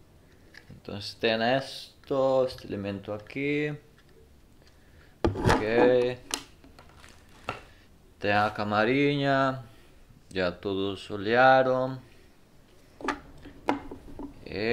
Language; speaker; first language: Portuguese; non-native, learner; Spanish